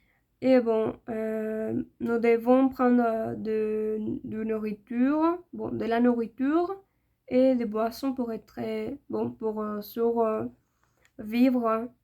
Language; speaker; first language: French; non-native, learner; Spanish